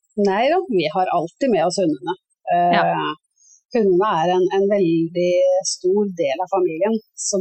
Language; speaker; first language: Norwegian; native; Norwegian